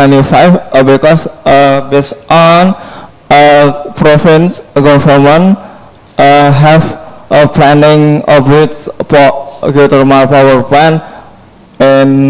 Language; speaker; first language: English; non-native, learner; Indonesian